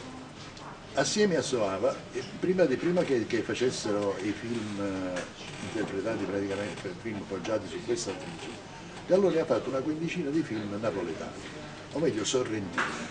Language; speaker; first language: Italian; native; Italian